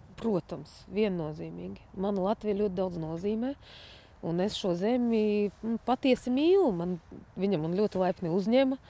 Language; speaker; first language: Latvian; non-native, fluent; Russian